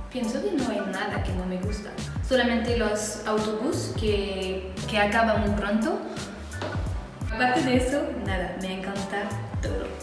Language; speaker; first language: Spanish; non-native, learner; French